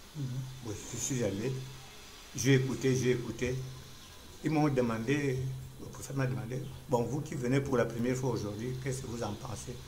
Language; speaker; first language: French; non-native, local second language; Fang